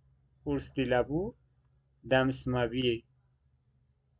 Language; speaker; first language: French; non-native, learner; Spanish